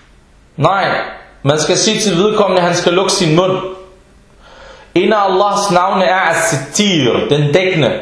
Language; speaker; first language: Danish; early bilingual, other home language; Arabic